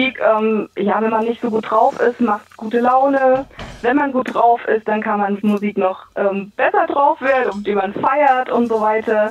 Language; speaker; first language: German; native; German